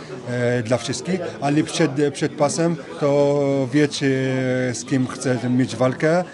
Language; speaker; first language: Polish; non-native, fluent; French